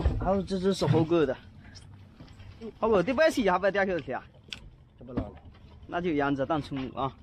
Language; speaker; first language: Chinese; native; Chinese